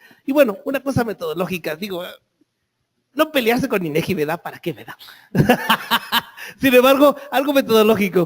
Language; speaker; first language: Spanish; native; Spanish